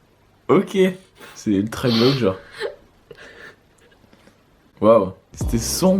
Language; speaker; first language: French; native; French